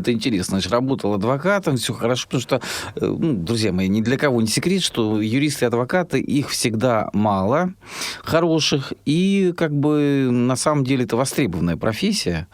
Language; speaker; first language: Russian; native; Russian